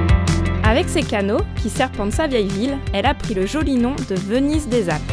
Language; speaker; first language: French; native; French